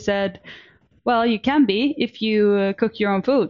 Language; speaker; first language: English; non-native, fluent; Swedish